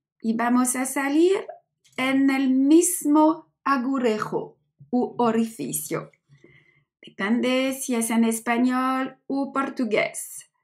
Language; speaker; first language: Spanish; non-native, learner; French